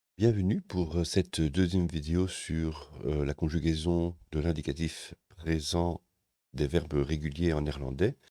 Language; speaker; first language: French; native; French